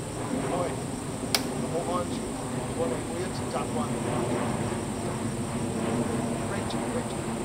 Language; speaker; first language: Cantonese; non-native, learner; English